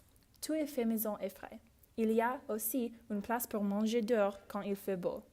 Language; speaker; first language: French; non-native, learner; English